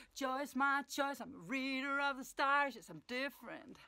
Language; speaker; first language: Spanish; non-native, fluent; Danish